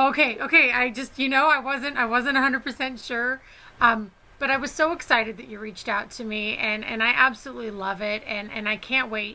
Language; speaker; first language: English; native; English